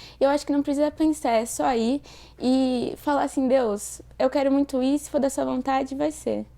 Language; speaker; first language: Portuguese; native; Portuguese